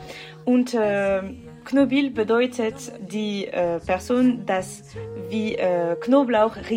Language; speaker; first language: German; non-native, local second language; French